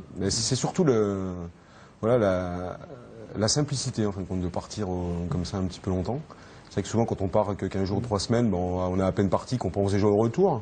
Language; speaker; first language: French; native; French